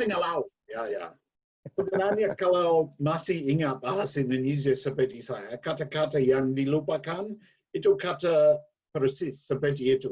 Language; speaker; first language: Indonesian; non-native, learner; English